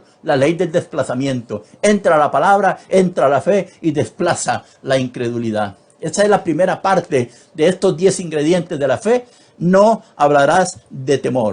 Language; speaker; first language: Spanish; native; Spanish